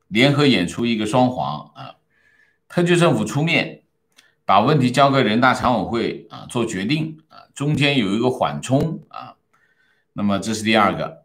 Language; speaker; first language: Chinese; native; Chinese